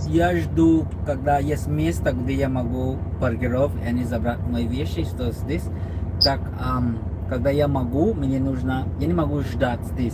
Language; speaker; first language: Russian; non-native, learner; English